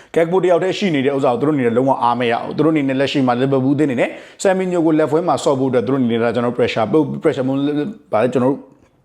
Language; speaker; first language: Burmese; native; Burmese